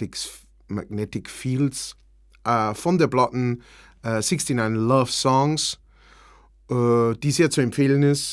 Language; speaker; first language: German; native; German